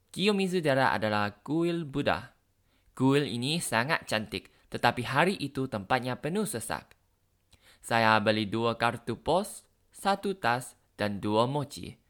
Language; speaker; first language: Indonesian; non-native, learner; Thai